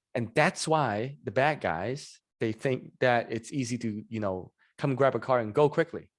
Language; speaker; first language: English; non-native, local second language; Cantonese